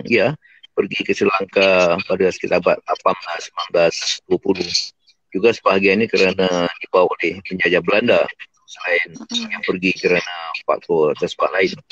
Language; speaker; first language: Malay; native; Malay